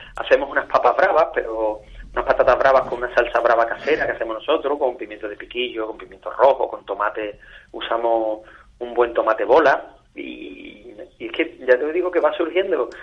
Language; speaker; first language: Spanish; native; Spanish